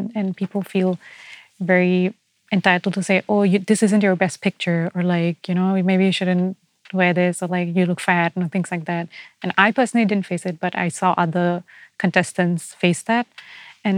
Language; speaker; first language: English; native; English